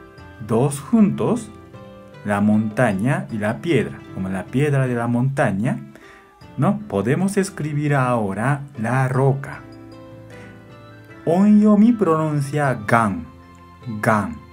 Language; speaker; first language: Spanish; non-native, fluent; Japanese